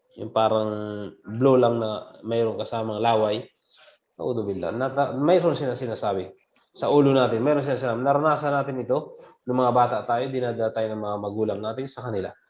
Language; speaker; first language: Filipino; non-native, local second language; Cebuano